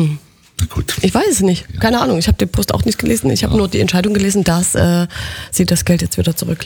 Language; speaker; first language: German; native; German